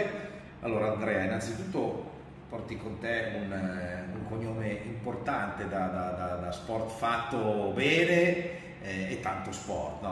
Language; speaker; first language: Italian; native; Italian